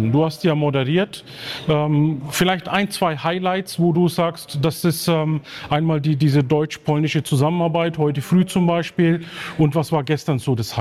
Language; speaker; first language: German; native; German